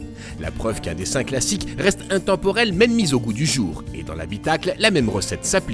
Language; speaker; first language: French; native; French